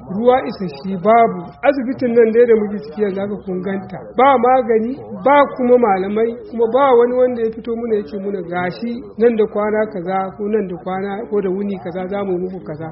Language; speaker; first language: Hausa; native; Hausa